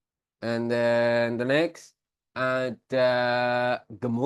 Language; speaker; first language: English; non-native, fluent; Indonesian